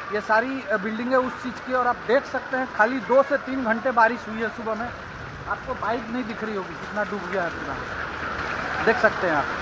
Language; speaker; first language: Hindi; non-native, local second language; Gujarati